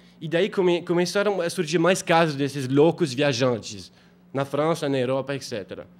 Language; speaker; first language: Portuguese; non-native, fluent; French